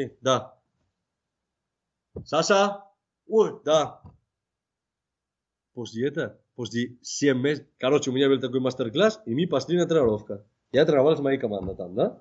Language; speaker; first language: Russian; non-native, fluent; Spanish